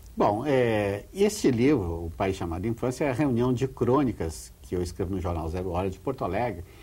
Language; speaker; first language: Portuguese; native; Portuguese